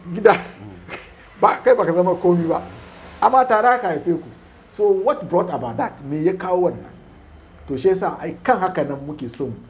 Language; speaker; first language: Hausa; non-native, local second language; Fula